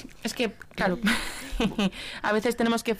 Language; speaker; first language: Spanish; native; Spanish